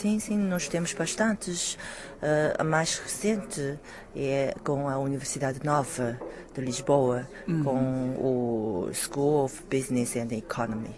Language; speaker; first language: Portuguese; non-native, fluent; Chinese